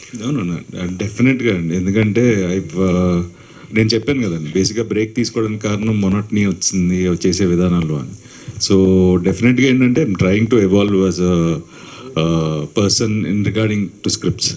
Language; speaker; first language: Telugu; native; Telugu